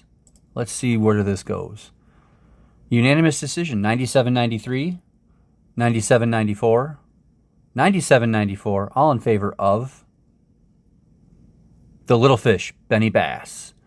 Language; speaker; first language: English; native; English